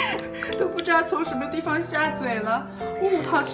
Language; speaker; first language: Chinese; native; Chinese